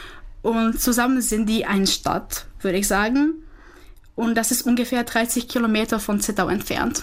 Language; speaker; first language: German; non-native, fluent; Czech